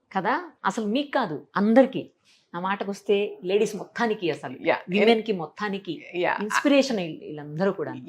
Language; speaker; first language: Telugu; native; Telugu